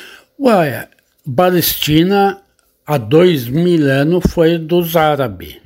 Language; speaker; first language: Portuguese; non-native, learner; Arabic